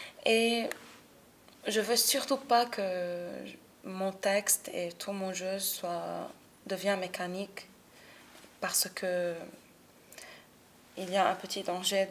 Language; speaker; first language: French; non-native, local second language; Arabic